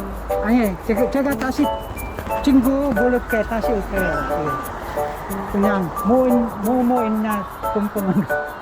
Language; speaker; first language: Korean; non-native, learner; Filipino